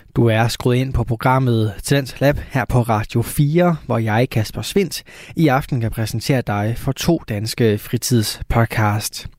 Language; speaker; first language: Danish; native; Danish